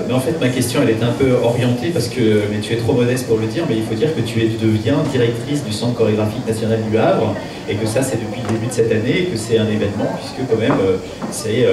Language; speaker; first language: French; native; French